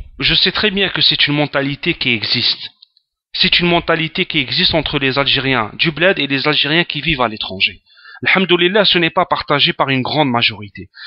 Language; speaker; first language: French; non-native, local second language; Arabic